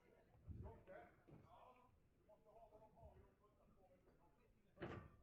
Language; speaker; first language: Swedish; native; Swedish